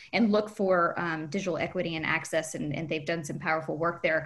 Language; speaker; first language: English; native; English